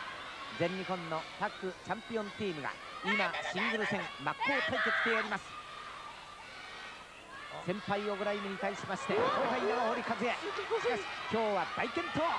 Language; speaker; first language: Japanese; native; Japanese